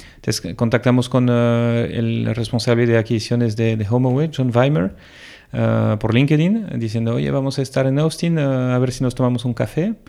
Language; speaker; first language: Spanish; non-native, fluent; French